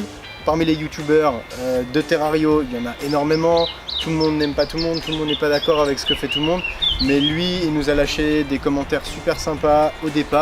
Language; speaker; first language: French; native; French